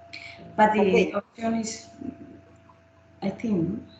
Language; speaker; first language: English; non-native, learner; Spanish